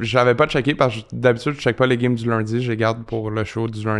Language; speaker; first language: French; native; French